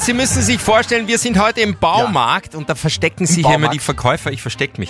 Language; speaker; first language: German; native; German